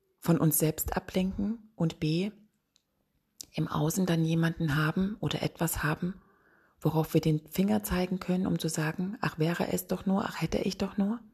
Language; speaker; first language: German; native; German